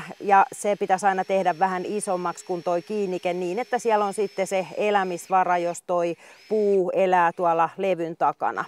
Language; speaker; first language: Finnish; native; Finnish